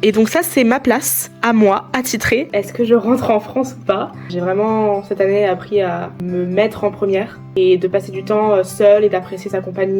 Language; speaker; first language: French; native; French